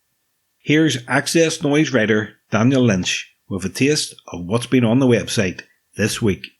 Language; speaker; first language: English; native; English